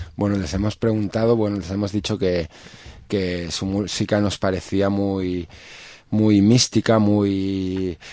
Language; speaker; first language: Spanish; native; Spanish